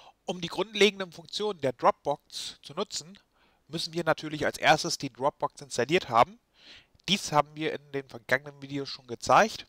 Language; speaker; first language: German; native; German